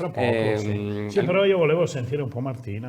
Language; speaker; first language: Italian; native; Italian